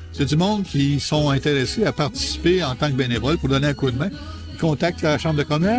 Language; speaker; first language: French; native; French